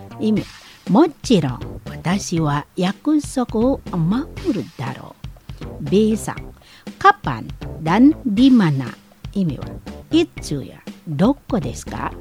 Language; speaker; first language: Japanese; non-native, learner; Indonesian